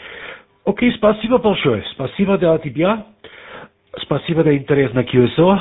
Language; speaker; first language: Russian; non-native, learner; German